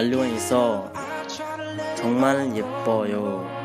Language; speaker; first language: Korean; non-native, learner; Hmong